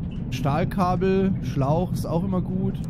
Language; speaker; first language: German; native; German